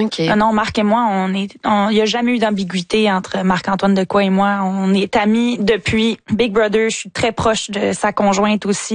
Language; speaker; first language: French; native; French